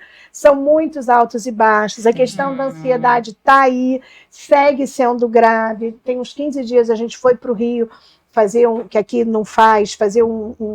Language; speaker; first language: Portuguese; native; Portuguese